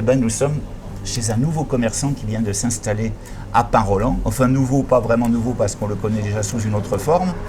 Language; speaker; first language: French; native; French